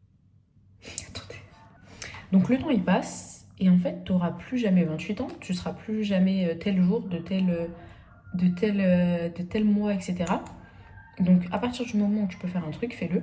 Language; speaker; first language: French; native; French